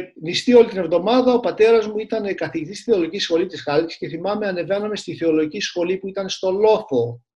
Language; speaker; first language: Greek; early bilingual, other home language; Turkish